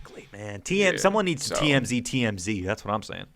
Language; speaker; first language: English; native; English